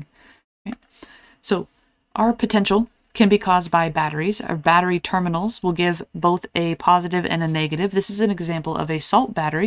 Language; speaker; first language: English; native; English